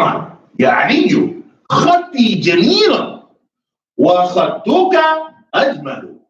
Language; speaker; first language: Arabic; non-native, fluent; English